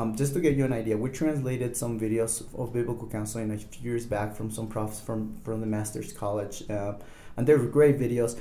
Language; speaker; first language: English; non-native, fluent; Spanish